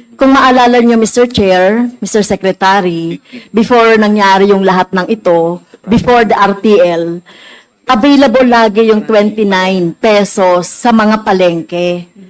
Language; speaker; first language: Filipino; native; Filipino